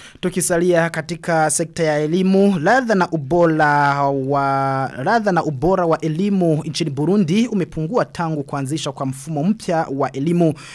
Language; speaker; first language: Swahili; non-native, local second language; Rundi